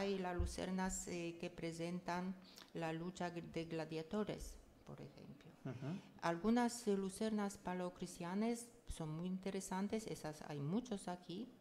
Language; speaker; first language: Spanish; non-native, fluent; Polish